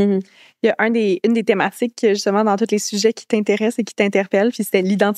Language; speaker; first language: French; native; French